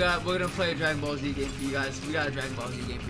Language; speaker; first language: English; native; English